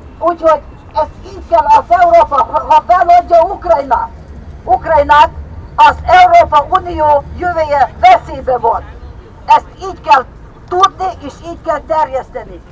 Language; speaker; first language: Hungarian; non-native, fluent; Ukrainian